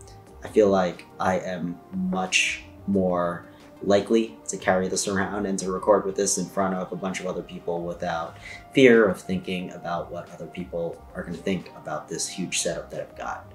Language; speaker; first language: English; native; English